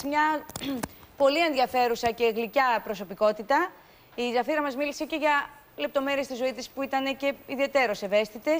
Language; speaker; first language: Greek; native; Greek